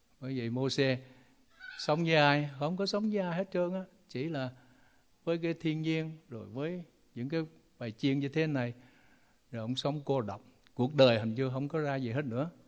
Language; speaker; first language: Vietnamese; non-native, local second language; Chinese